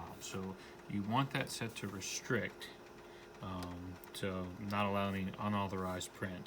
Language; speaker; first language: English; native; English